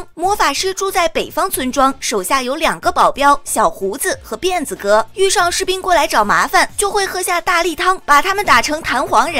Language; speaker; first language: Chinese; native; Chinese